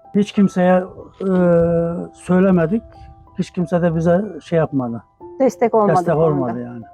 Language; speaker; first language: Turkish; native; Turkish